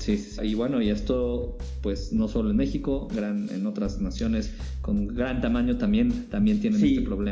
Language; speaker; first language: Spanish; native; Spanish